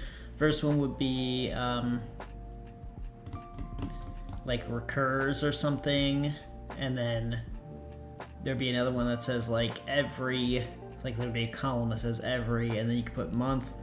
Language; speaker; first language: English; native; English